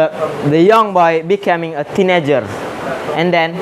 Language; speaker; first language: English; non-native, learner; Indonesian